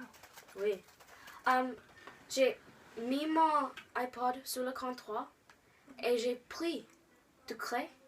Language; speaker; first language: French; non-native, learner; English